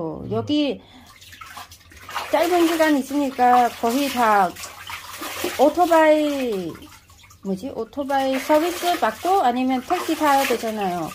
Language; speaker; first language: Korean; non-native, learner; Vietnamese